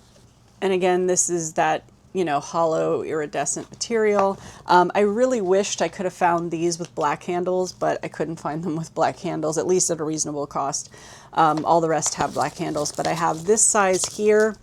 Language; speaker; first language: English; native; English